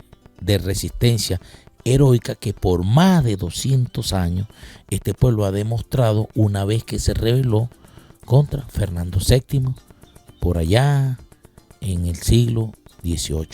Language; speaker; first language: Spanish; native; Spanish